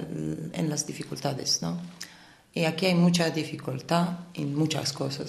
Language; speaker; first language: Spanish; non-native, fluent; Armenian